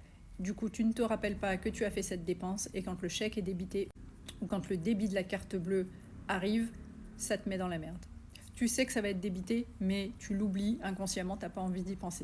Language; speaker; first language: French; native; French